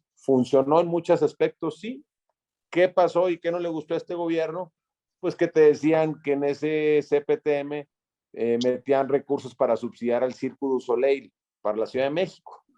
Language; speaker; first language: Spanish; native; Spanish